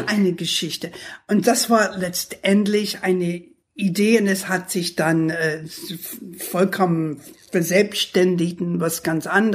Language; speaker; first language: German; non-native, fluent; English